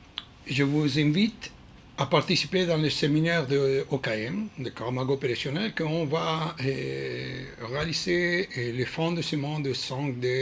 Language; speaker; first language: French; non-native, learner; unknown